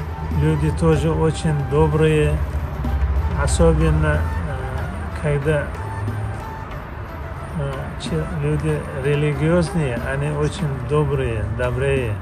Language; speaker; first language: Russian; non-native, local second language; Uzbek